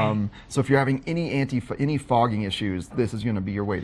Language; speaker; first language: English; native; English